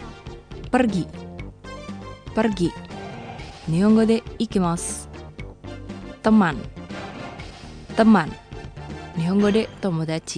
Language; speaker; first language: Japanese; non-native, fluent; Indonesian